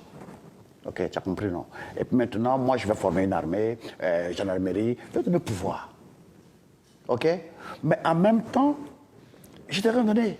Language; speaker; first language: French; non-native, local second language; Dyula